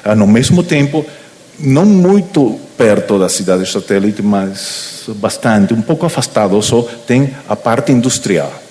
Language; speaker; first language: Portuguese; non-native, learner; Spanish